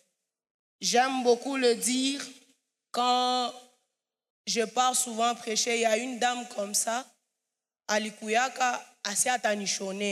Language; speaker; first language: French; non-native, local second language; Swahili